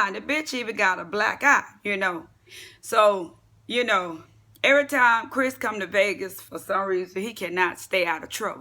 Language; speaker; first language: English; native; English